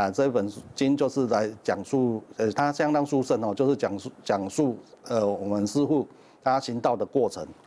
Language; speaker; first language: Chinese; native; Chinese